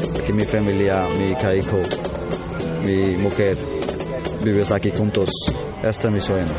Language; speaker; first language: Spanish; non-native, learner; Bangla